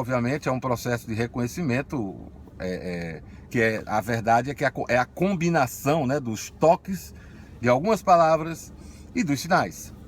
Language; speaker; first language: Portuguese; native; Portuguese